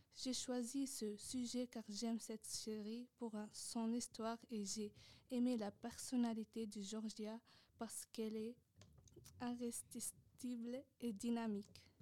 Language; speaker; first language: French; non-native, local second language; Arabic